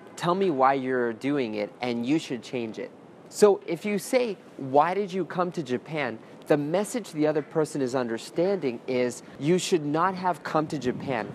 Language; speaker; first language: English; native; English